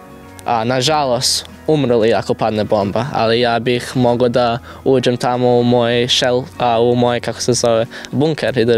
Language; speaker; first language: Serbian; early bilingual, heritage; English